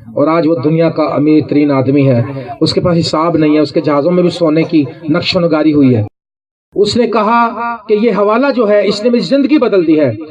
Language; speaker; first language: Urdu; non-native, local second language; Punjabi